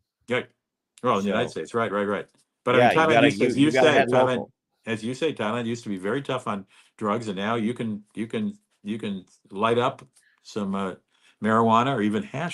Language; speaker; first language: English; native; English